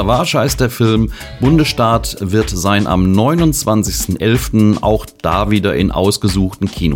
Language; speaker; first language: German; native; German